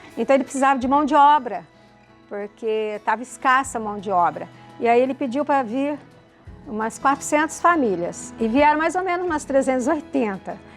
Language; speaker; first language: Portuguese; early bilingual, other home language; Italian